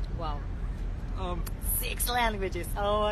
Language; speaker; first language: English; non-native, learner; Russian